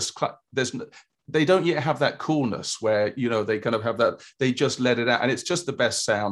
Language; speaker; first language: English; native; English